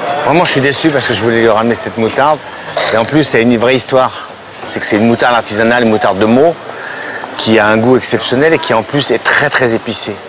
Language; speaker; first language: French; native; French